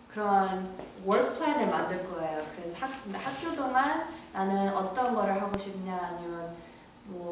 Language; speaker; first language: Korean; early bilingual, heritage; English